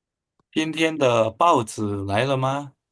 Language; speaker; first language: Chinese; non-native, fluent; Indonesian